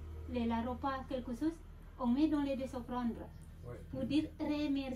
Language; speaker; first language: French; non-native, fluent; Balinese